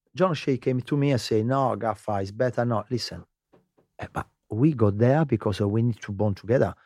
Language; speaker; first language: English; non-native, learner; Italian